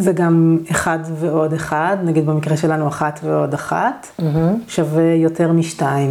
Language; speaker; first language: Hebrew; native; Hebrew